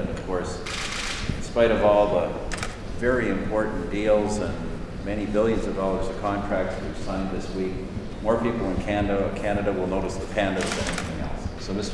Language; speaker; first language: English; native; English